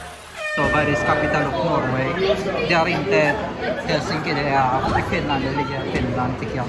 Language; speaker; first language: Swedish; non-native, learner; Filipino